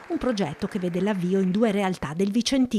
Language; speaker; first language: Italian; native; Italian